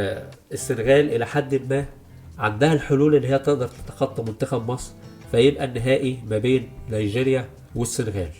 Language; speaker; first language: Arabic; native; Arabic